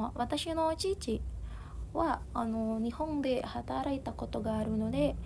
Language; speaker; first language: Japanese; non-native, learner; Indonesian